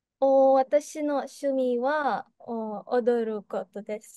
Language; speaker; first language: Japanese; non-native, learner; Filipino